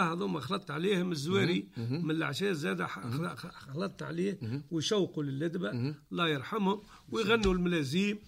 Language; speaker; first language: Arabic; native; Arabic